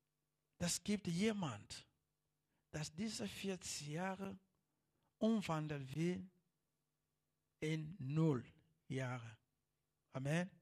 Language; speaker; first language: German; non-native, learner; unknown